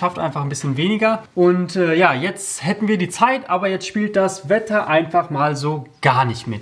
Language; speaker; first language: German; native; German